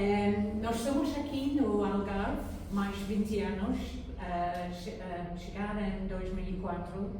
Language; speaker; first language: Portuguese; non-native, learner; English